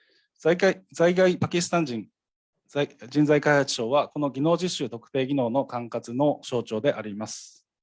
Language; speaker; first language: Japanese; native; Japanese